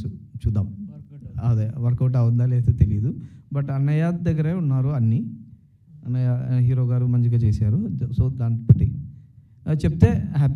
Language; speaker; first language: Telugu; non-native, local second language; Malayalam